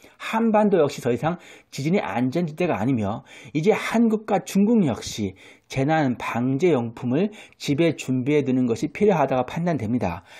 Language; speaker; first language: Korean; native; Korean